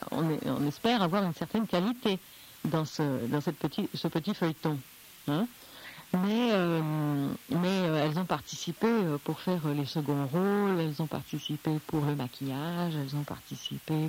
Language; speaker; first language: French; non-native, fluent; Portuguese